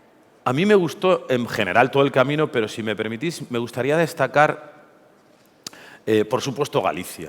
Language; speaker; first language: Spanish; native; Spanish